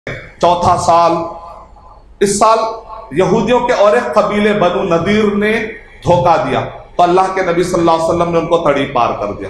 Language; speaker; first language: Urdu; native; Urdu